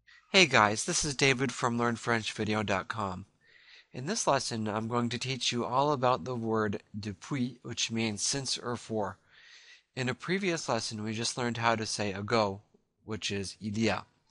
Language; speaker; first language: English; native; English